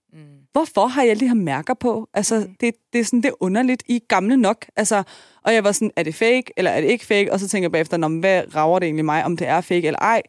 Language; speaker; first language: Danish; native; Danish